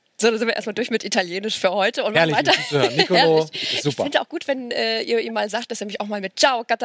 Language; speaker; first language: German; native; German